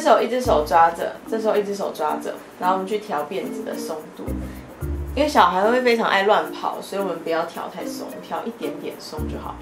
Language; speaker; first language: Chinese; native; Chinese